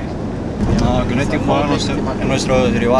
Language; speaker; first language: Spanish; non-native, fluent; Swedish